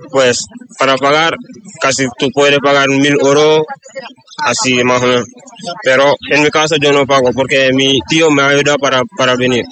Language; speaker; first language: Spanish; non-native, learner; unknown